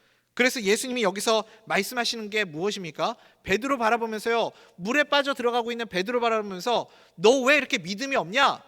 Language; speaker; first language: Korean; native; Korean